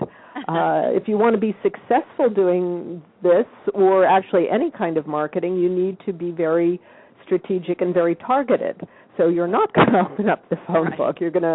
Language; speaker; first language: English; native; English